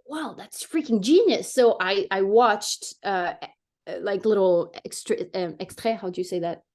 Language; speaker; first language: English; non-native, fluent; French